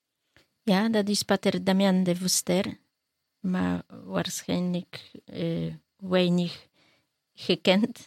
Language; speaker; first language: Dutch; non-native, learner; Polish